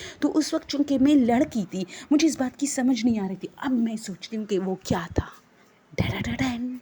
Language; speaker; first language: Urdu; non-native, local second language; Pashto